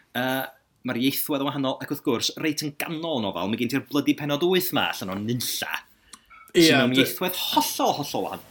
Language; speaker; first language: Welsh; native; Welsh